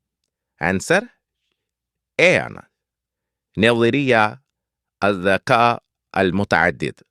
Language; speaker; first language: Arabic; non-native, fluent; Malayalam